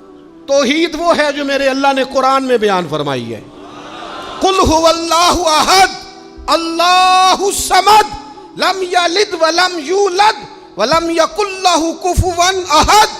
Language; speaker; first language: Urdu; non-native, local second language; Punjabi